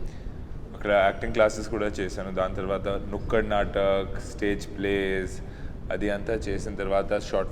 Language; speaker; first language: Telugu; non-native, learner; Hindi